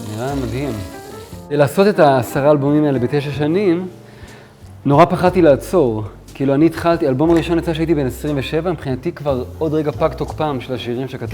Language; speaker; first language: Hebrew; native; Hebrew